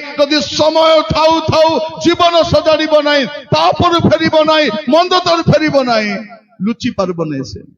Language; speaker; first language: Odia; non-native, local second language; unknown